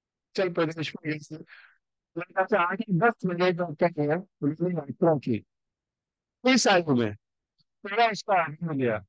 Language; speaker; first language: Hindi; native; Hindi